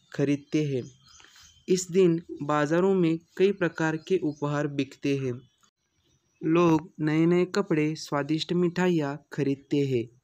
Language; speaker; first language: Hindi; non-native, local second language; Marathi